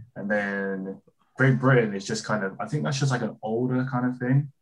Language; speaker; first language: English; native; English